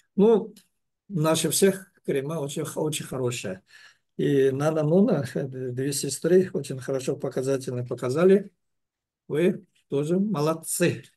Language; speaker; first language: Russian; non-native, learner; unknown